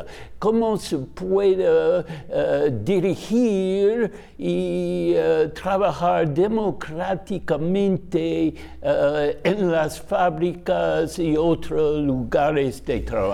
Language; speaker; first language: Spanish; non-native, fluent; English